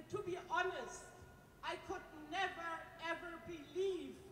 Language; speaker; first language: English; non-native, fluent; German